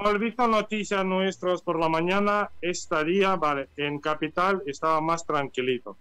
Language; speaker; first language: Spanish; non-native, learner; Ukrainian